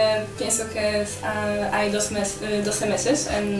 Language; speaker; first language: Spanish; non-native, fluent; Polish